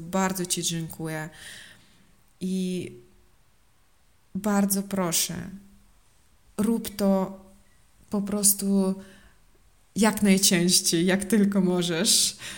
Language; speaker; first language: Polish; non-native, learner; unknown